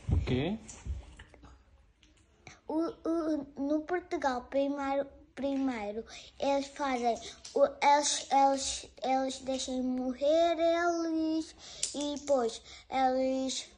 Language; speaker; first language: Portuguese; early bilingual, other home language; Urdu